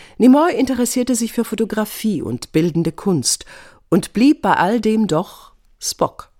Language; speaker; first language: German; native; German